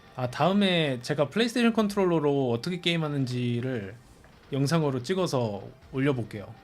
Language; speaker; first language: Korean; non-native, fluent; English